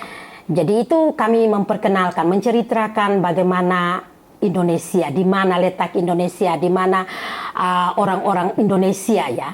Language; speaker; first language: Indonesian; non-native, fluent; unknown